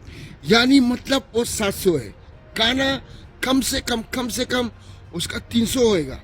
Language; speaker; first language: Hindi; non-native, fluent; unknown